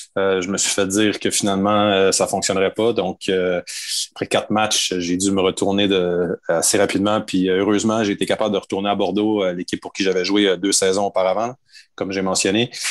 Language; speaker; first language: French; native; French